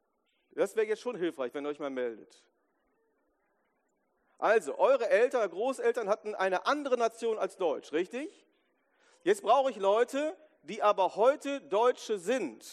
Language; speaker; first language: German; native; German